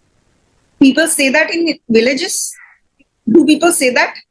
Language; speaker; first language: English; non-native, fluent; Hindi